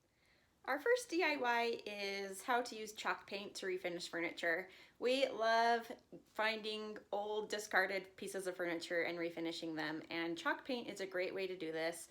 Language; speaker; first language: English; native; English